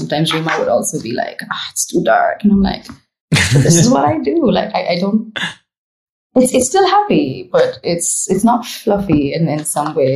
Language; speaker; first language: English; non-native, local second language; Marathi